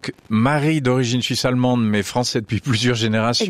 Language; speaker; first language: French; native; French